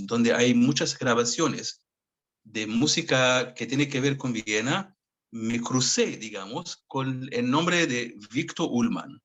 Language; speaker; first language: Spanish; non-native, fluent; Hebrew